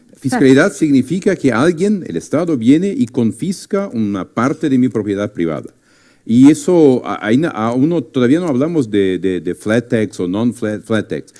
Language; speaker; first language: Spanish; non-native, fluent; Portuguese